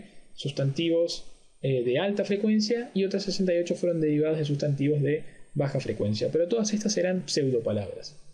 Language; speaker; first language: Spanish; native; Spanish